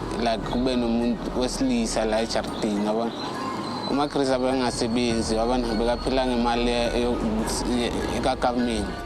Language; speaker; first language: Zulu; native; Zulu